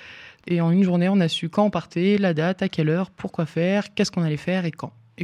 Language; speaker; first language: French; native; French